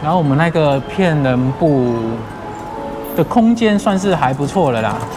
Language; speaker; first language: Chinese; native; Chinese